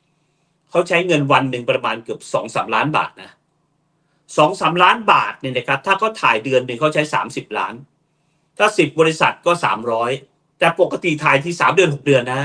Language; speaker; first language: Thai; native; Thai